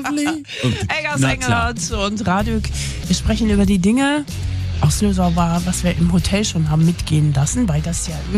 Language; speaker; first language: German; native; German